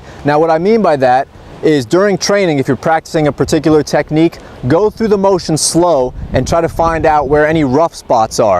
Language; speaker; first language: English; native; English